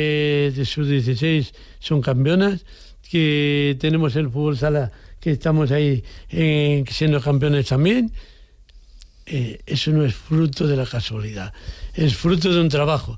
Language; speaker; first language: Spanish; native; Spanish